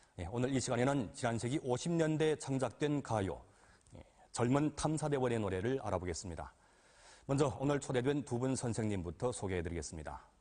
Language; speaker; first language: Korean; native; Korean